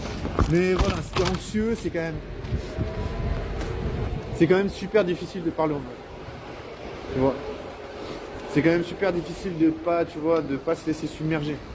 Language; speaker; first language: French; native; French